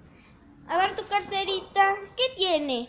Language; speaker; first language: Spanish; native; Spanish